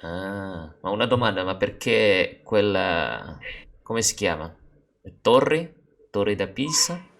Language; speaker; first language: Italian; non-native, learner; Indonesian